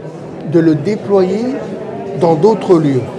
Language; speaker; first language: French; non-native, fluent; Spanish